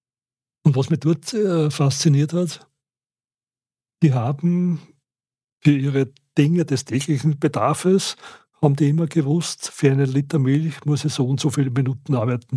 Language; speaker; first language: German; native; German